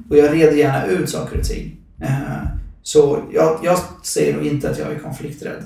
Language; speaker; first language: Swedish; native; Swedish